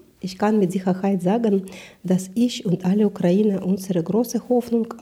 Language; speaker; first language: German; non-native, learner; Ukrainian